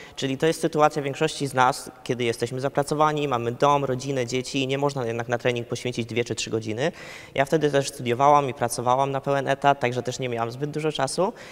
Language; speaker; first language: Polish; early bilingual, heritage; Polish